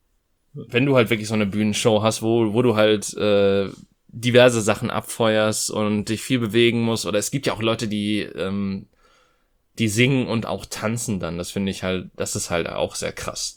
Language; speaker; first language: German; native; German